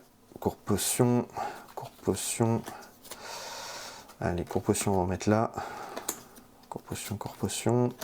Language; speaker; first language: French; native; French